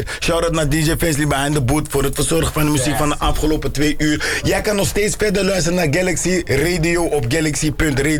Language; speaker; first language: Dutch; native; Dutch